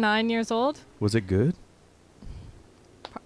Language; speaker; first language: English; native; English